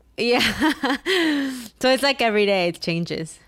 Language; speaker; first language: English; early bilingual, other home language; Spanish